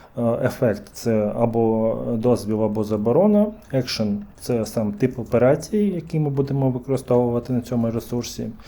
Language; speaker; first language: Ukrainian; native; Ukrainian